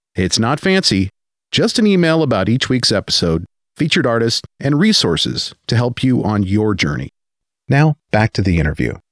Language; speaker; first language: English; native; English